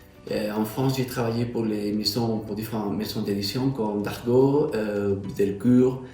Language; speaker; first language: French; non-native, fluent; Spanish